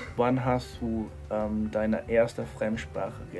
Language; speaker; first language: German; non-native, fluent; English